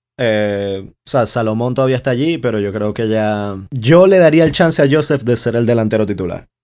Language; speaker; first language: Spanish; native; Spanish